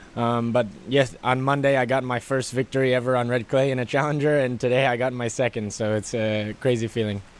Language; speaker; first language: English; native; English